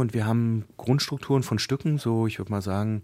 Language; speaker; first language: German; native; German